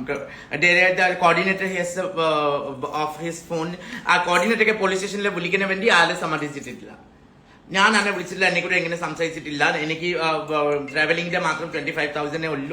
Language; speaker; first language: Malayalam; non-native, learner; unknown